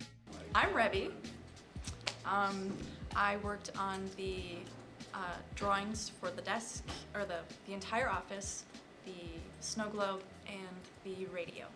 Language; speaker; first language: English; native; English